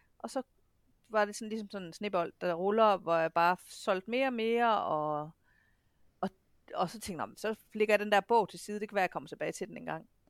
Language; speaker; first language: Danish; native; Danish